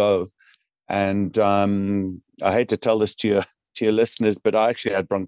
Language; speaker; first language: English; native; English